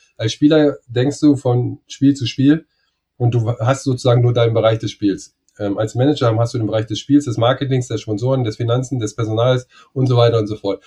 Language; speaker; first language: German; native; German